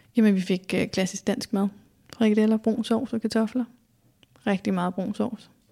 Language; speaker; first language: Danish; native; Danish